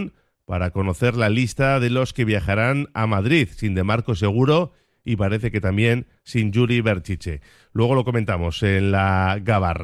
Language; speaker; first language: Spanish; native; Spanish